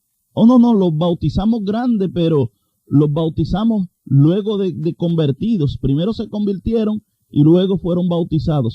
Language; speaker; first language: Spanish; native; Spanish